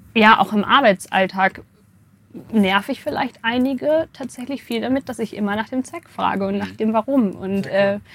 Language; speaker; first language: German; native; German